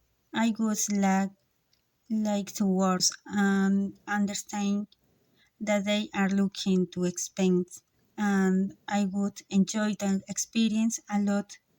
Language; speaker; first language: English; non-native, learner; Spanish